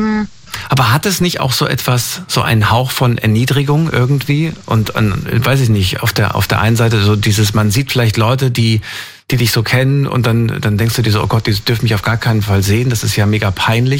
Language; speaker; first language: German; native; German